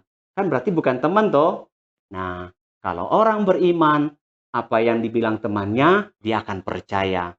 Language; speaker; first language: Indonesian; native; Indonesian